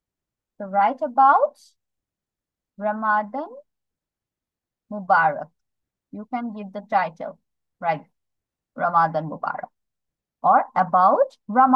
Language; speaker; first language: English; non-native, fluent; Bangla